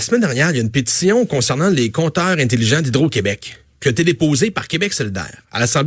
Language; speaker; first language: French; native; French